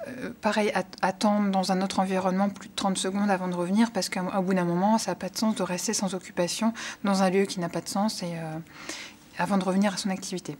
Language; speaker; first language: French; native; French